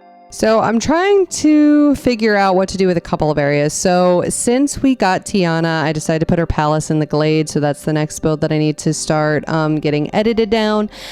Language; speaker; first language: English; native; English